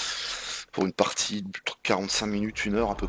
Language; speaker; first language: French; native; French